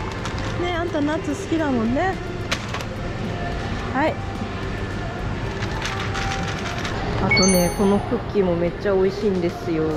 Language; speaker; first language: Japanese; native; Japanese